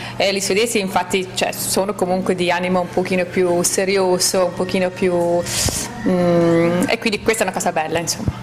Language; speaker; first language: Italian; non-native, fluent; Swedish